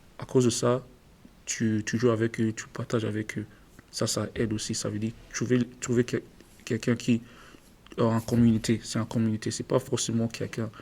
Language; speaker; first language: French; non-native, learner; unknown